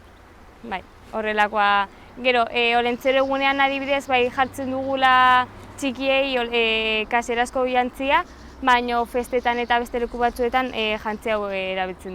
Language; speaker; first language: Basque; non-native, local second language; Spanish